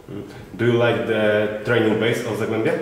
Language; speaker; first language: English; non-native, fluent; Polish